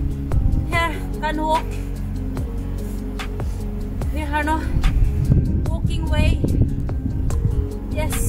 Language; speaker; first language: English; non-native, learner; Filipino